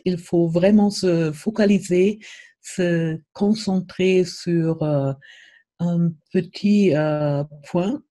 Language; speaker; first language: French; non-native, fluent; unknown